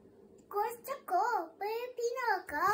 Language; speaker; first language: Filipino; early bilingual, heritage; Japanese